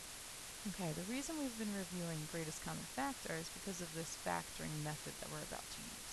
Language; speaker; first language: English; native; English